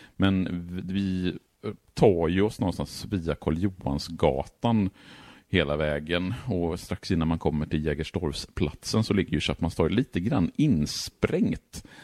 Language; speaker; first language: Swedish; native; Swedish